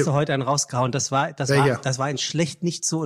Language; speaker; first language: German; native; German